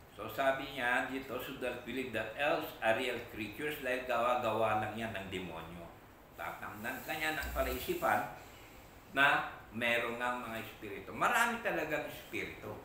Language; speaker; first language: Filipino; non-native, local second language; Iloko